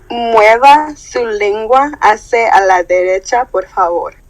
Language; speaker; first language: Spanish; non-native, learner; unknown